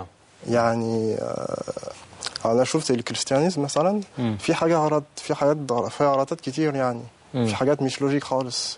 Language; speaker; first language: Arabic; non-native, learner; French